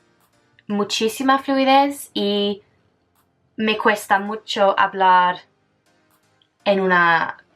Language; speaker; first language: Spanish; non-native, fluent; English